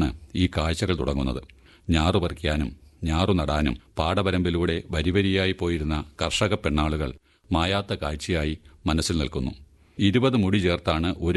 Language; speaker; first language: Malayalam; native; Malayalam